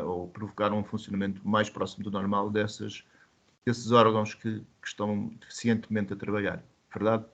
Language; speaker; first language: Portuguese; native; Portuguese